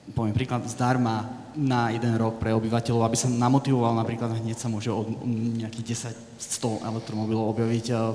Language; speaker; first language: Slovak; native; Slovak